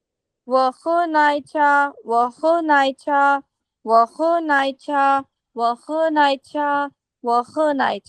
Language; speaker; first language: Chinese; non-native, learner; Hindi